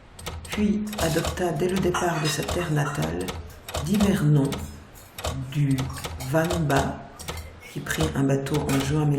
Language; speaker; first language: French; native; French